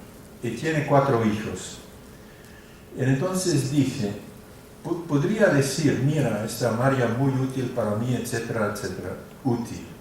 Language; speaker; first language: Spanish; non-native, fluent; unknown